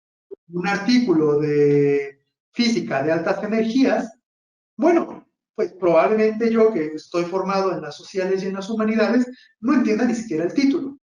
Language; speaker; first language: Spanish; native; Spanish